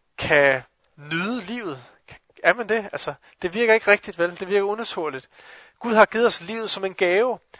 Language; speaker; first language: Danish; native; Danish